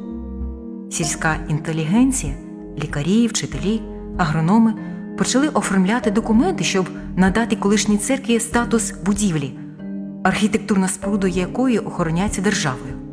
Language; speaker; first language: Ukrainian; native; Ukrainian